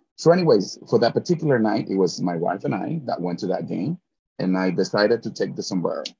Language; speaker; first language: English; early bilingual, other home language; Spanish